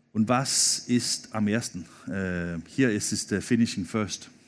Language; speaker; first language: German; non-native, learner; Danish